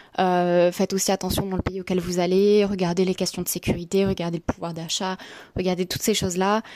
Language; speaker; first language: French; native; French